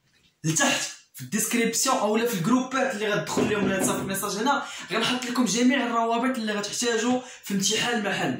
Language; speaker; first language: Arabic; native; Arabic